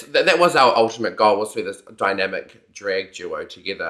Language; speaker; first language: English; native; English